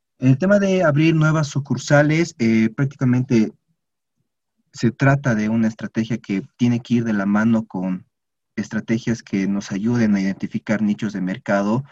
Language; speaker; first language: Spanish; native; Spanish